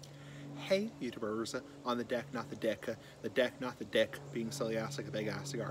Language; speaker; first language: English; native; English